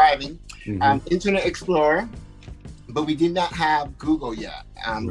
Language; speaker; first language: English; early bilingual, other home language; Spanish